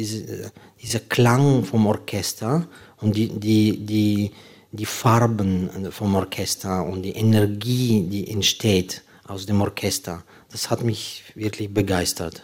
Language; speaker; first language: German; non-native, fluent; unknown